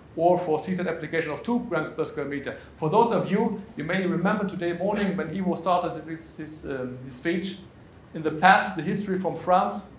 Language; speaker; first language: English; non-native, fluent; German